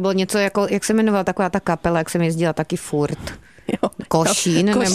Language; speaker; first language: Czech; native; Czech